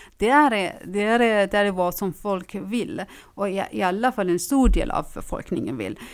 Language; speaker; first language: Swedish; non-native, fluent; Persian